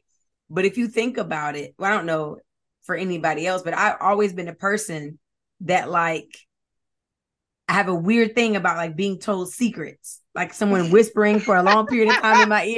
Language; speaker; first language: English; native; English